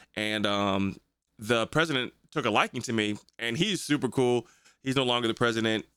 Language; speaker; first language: English; native; English